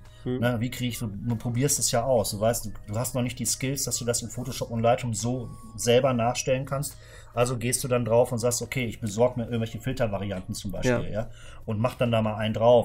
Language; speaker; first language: German; native; German